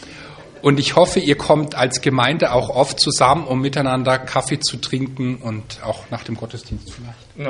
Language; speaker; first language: German; native; German